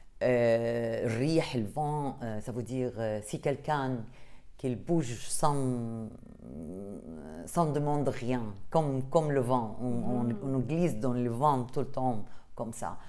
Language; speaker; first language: French; non-native, learner; Arabic